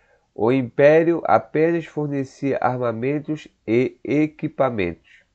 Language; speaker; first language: Portuguese; native; Portuguese